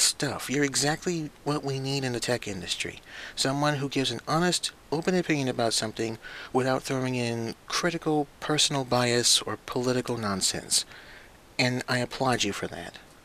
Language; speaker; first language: English; native; English